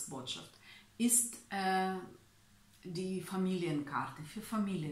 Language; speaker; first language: German; non-native, fluent; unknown